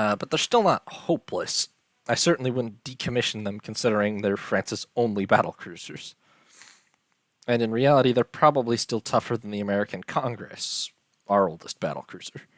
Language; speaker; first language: English; native; English